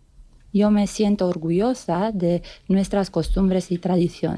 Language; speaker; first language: Spanish; non-native, fluent; Romanian